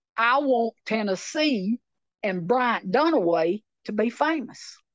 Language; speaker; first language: English; native; English